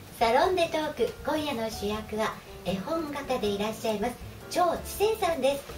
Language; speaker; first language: Japanese; native; Japanese